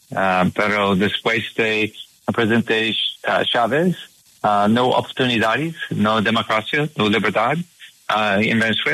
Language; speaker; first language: Spanish; non-native, learner; English